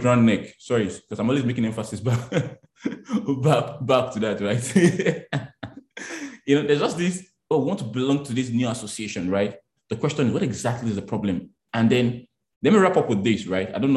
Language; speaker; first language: English; non-native, local second language; Yoruba